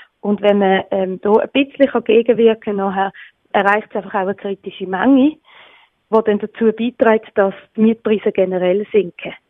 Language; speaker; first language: German; native; German